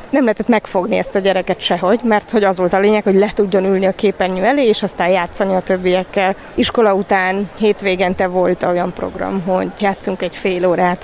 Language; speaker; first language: Hungarian; native; Hungarian